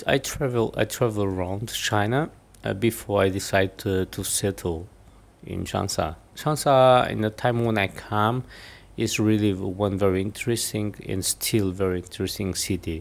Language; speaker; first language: English; non-native, learner; German